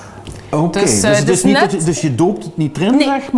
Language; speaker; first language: Dutch; native; Dutch